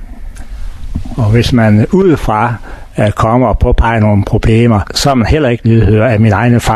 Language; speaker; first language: Danish; native; Danish